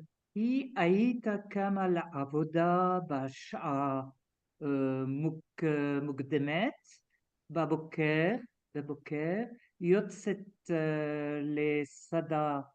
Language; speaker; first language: Hebrew; non-native, learner; French